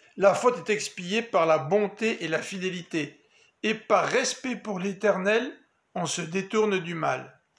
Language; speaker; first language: French; native; French